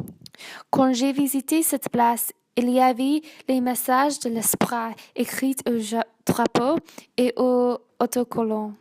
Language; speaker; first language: French; non-native, learner; English